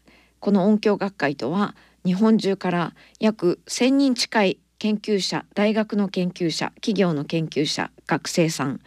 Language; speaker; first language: Japanese; native; Japanese